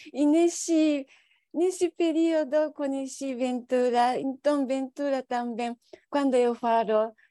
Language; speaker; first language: Portuguese; non-native, learner; Japanese